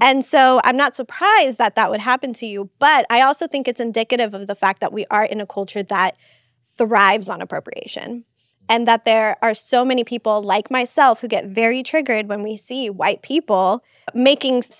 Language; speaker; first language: English; native; English